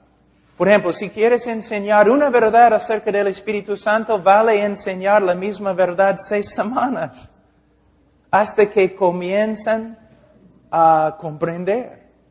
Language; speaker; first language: Spanish; non-native, fluent; English